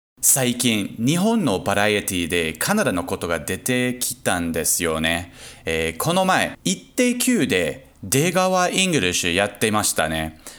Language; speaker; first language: Japanese; non-native, learner; English